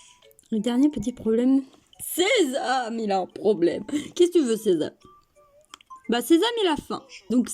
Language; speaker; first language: French; native; French